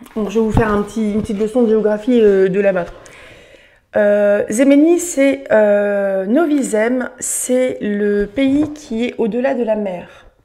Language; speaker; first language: French; native; French